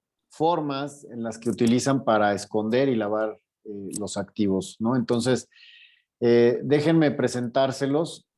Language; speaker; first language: Spanish; native; Spanish